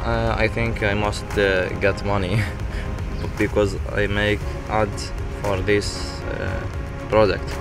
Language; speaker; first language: English; non-native, learner; Arabic